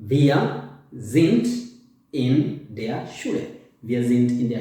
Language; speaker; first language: German; non-native, fluent; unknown